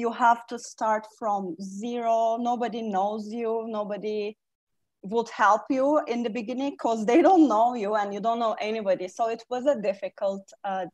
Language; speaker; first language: English; non-native, fluent; Turkish